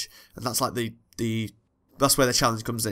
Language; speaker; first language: English; native; English